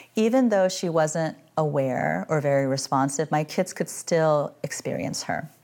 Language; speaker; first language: English; native; English